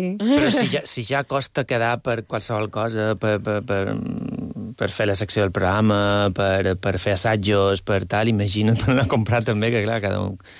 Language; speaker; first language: Catalan; early bilingual, other home language; Spanish